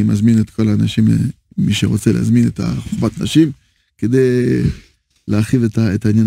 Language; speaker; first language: Hebrew; non-native, fluent; French